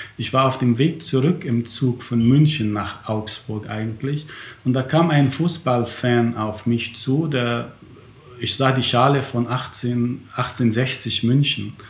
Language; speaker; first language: German; non-native, fluent; Arabic